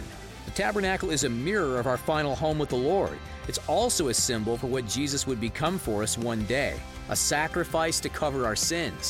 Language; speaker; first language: English; native; English